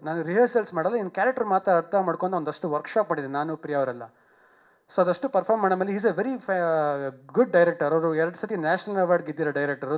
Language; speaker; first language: Kannada; native; Kannada